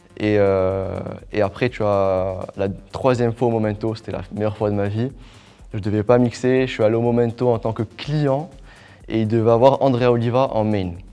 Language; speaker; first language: French; non-native, local second language; Arabic